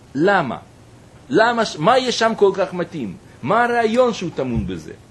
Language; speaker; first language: Hebrew; non-native, fluent; Russian